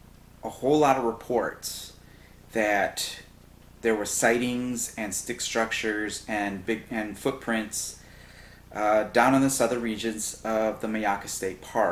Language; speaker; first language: English; native; English